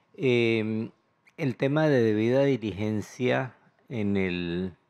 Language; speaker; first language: Spanish; native; Spanish